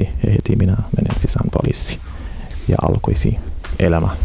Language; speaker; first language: Finnish; non-native, learner; Arabic